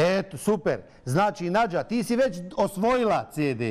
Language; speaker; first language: Bosnian; native; Bosnian